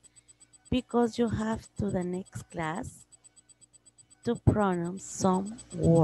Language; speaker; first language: English; non-native, learner; Spanish